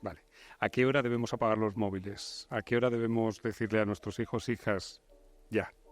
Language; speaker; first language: Spanish; native; Spanish